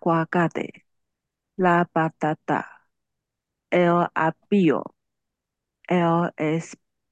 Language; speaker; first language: Spanish; non-native, learner; Chinese